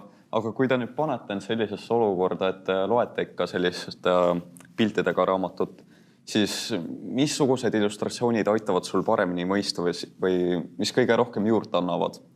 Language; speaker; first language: Estonian; native; Estonian